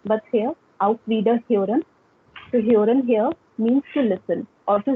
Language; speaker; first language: German; non-native, learner; Hindi